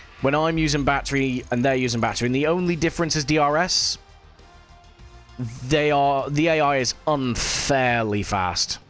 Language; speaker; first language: English; native; English